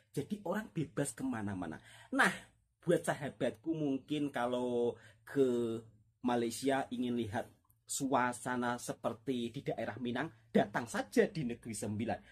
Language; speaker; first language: Indonesian; native; Indonesian